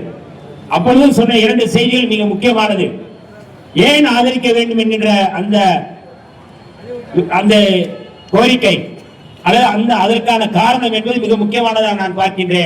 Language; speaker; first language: Tamil; native; Tamil